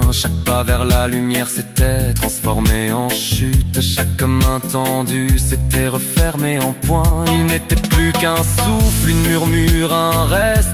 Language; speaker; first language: French; native; French